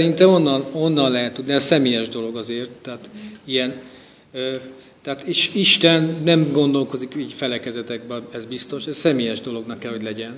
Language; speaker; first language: Hungarian; native; Hungarian